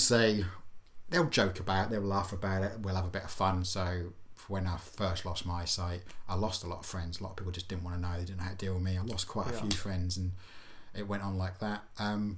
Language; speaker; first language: English; native; English